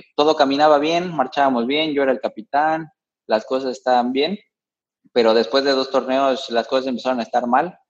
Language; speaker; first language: Spanish; native; Spanish